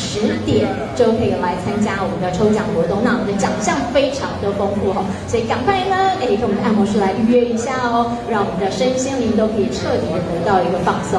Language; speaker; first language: Chinese; native; Chinese